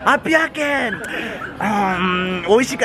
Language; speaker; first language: Japanese; non-native, learner; Filipino